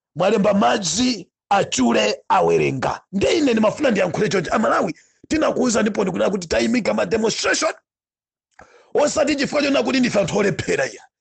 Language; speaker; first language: Nyanja; non-native, local second language; Tumbuka